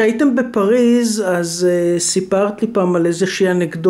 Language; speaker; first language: Hebrew; native; Hebrew